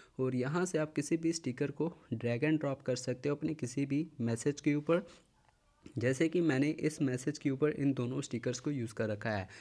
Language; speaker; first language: Hindi; native; Hindi